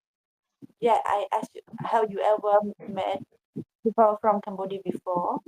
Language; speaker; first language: English; non-native, learner; Khmer